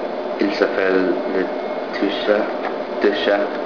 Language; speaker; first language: French; non-native, learner; English